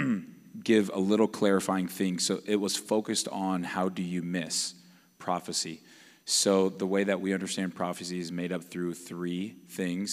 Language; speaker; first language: English; native; English